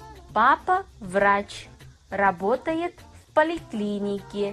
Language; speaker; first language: Russian; non-native, fluent; Kazakh